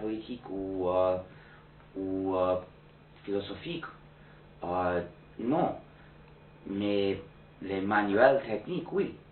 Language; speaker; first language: French; non-native, fluent; English